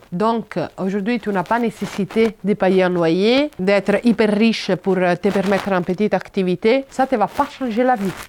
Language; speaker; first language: French; non-native, fluent; Italian